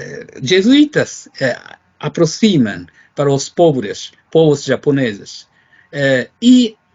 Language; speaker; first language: Portuguese; non-native, fluent; Japanese